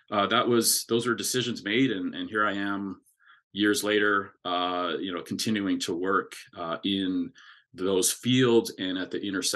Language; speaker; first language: English; native; English